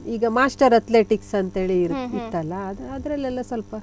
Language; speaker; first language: Kannada; native; Kannada